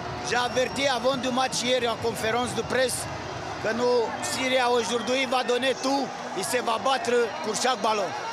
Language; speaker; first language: French; non-native, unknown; Arabic